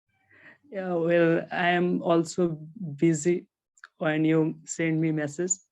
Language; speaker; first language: English; non-native, learner; Bangla